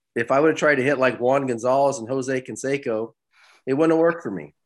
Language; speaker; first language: English; native; English